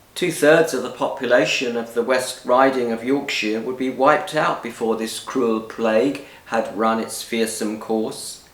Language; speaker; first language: English; native; English